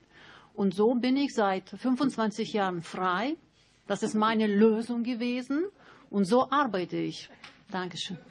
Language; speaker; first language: German; non-native, learner; Lithuanian